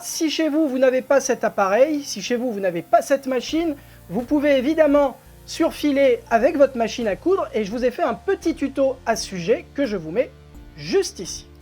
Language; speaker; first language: French; native; French